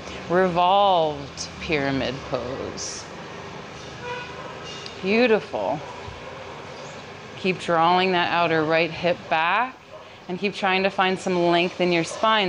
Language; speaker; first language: English; native; English